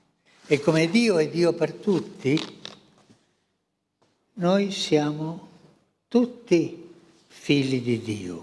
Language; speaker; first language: Italian; non-native, fluent; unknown